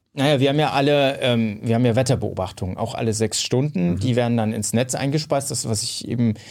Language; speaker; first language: German; native; German